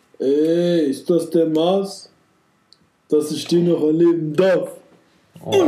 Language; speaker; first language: German; native; German